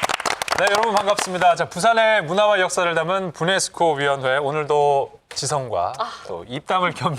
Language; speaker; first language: Korean; native; Korean